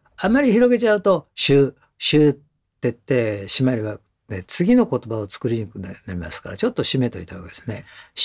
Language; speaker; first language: Japanese; native; Japanese